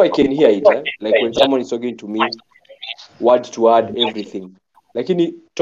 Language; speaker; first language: English; non-native, local second language; Kikuyu